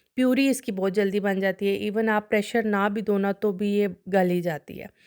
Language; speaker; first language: Urdu; non-native, local second language; Punjabi